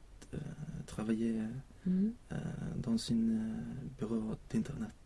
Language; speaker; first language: French; non-native, learner; Swedish